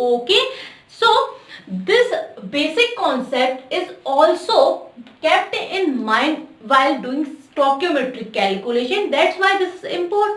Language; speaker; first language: English; non-native, local second language; Hindi